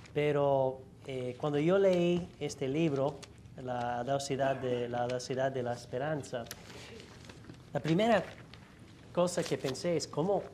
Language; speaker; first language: Spanish; non-native, fluent; English